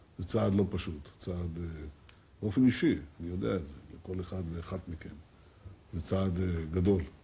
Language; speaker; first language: Hebrew; native; Hebrew